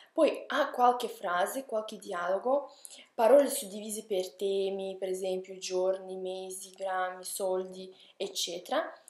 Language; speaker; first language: Italian; non-native, fluent; Russian